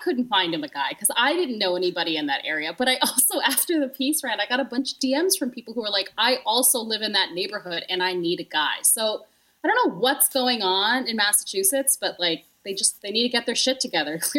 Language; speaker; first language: English; native; English